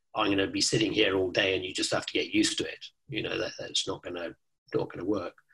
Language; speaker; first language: English; native; English